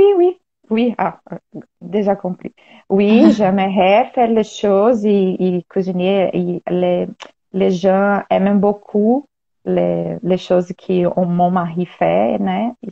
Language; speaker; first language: French; non-native, learner; Portuguese